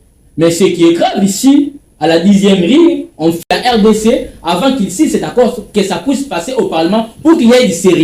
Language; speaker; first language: French; non-native, local second language; Lingala